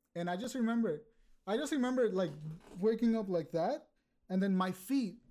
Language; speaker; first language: English; early bilingual, other home language; Spanish